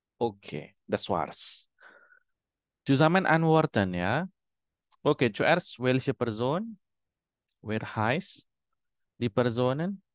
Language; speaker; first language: German; non-native, fluent; Indonesian